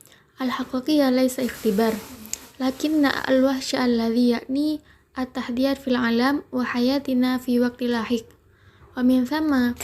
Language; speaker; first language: Arabic; non-native, learner; Indonesian